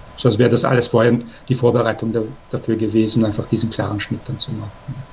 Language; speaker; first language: German; early bilingual, other home language; Persian